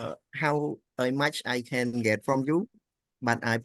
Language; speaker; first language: English; non-native, learner; Khmer